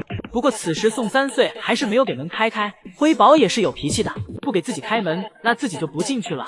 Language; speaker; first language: Chinese; native; Chinese